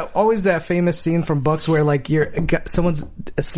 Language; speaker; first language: English; native; English